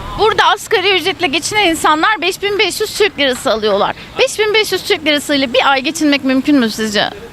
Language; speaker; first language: Turkish; native; Turkish